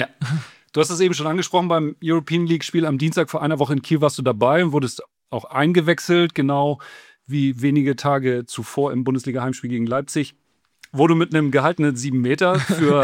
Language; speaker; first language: German; native; German